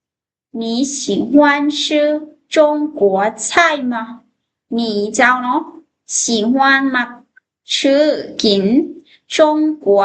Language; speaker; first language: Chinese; non-native, fluent; Lao